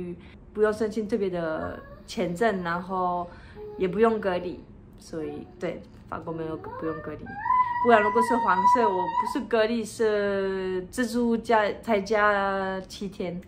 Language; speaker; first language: Chinese; non-native, fluent; French